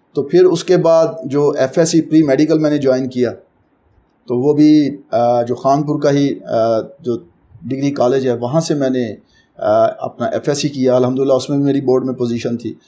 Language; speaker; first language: Urdu; non-native, local second language; Punjabi